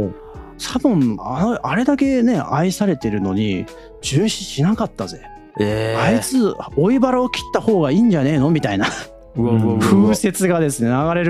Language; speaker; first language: Japanese; native; Japanese